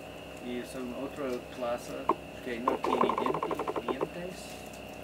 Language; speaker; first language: Spanish; non-native, learner; English